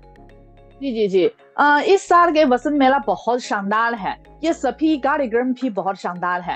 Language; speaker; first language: Hindi; non-native, fluent; Chinese